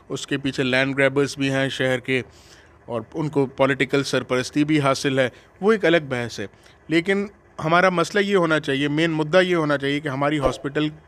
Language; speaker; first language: Urdu; non-native, local second language; Sindhi